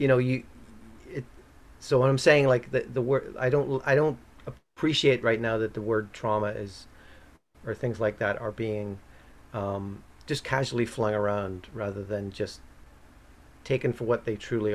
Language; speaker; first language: English; native; English